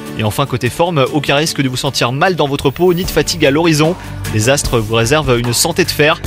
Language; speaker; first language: French; native; French